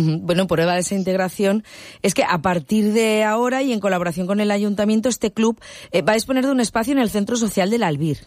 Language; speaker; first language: Spanish; native; Spanish